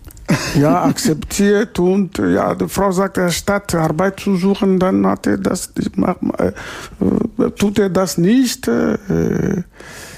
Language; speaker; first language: German; non-native, learner; Lingala